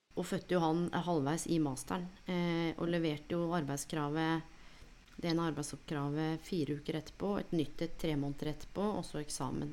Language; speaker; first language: Norwegian; native; Norwegian